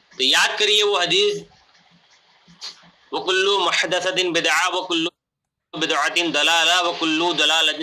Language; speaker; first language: Urdu; native; Urdu